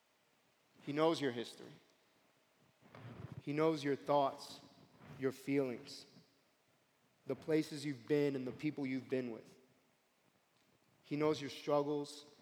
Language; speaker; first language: English; native; English